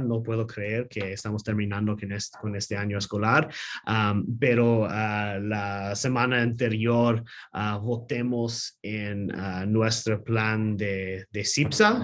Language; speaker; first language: Spanish; non-native, learner; English